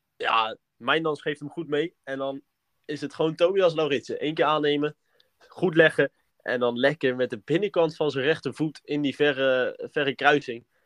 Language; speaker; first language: Dutch; native; Dutch